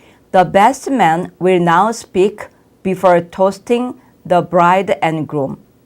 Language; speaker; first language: English; non-native, fluent; Korean